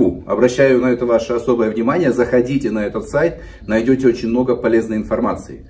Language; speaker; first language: Russian; native; Russian